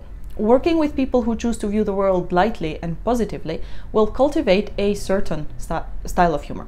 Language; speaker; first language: English; non-native, fluent; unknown